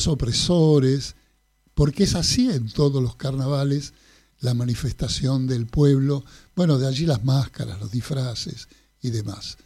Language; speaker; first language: Spanish; native; Spanish